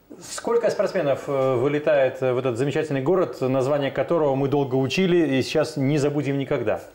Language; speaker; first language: Russian; native; Russian